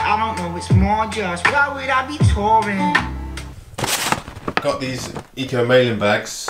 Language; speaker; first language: English; native; English